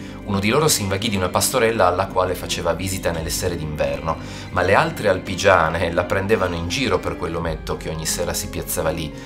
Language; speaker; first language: Italian; native; Italian